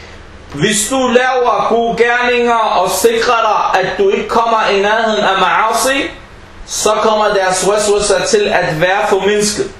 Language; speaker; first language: Danish; early bilingual, other home language; Arabic